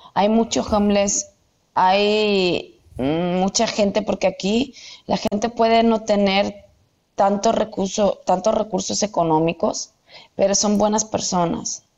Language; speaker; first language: Spanish; native; Spanish